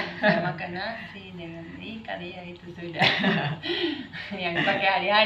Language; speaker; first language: Indonesian; non-native, fluent; Dutch